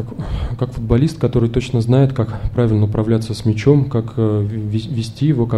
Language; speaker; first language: Russian; native; Russian